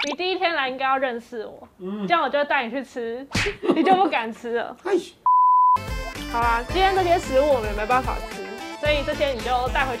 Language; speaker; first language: Chinese; native; Chinese